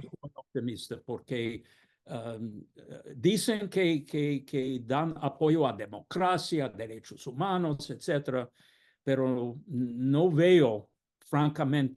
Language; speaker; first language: Spanish; non-native, fluent; English